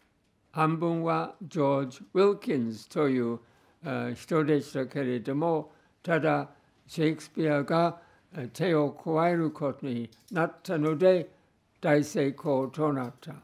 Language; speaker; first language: Japanese; non-native, fluent; English